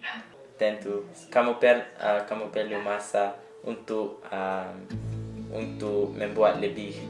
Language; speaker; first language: Indonesian; non-native, learner; English